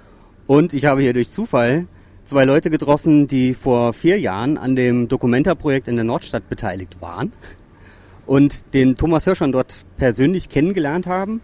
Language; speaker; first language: German; native; German